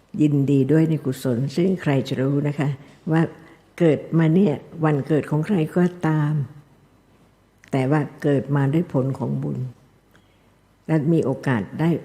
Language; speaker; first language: Thai; native; Thai